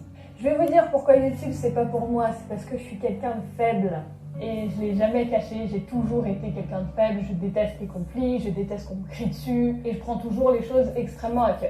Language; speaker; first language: French; native; French